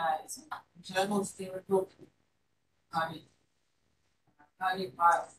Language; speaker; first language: English; non-native, fluent; Finnish